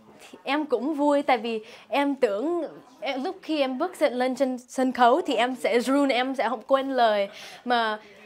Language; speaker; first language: Vietnamese; early bilingual, heritage; Vietnamese